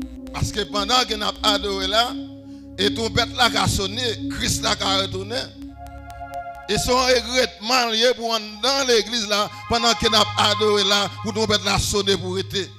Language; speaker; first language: French; non-native, learner; Haitian Creole